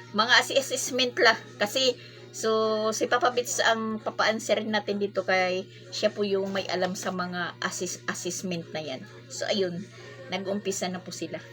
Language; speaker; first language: Filipino; non-native, local second language; Waray